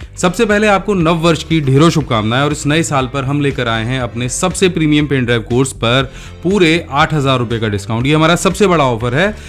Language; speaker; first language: Hindi; native; Hindi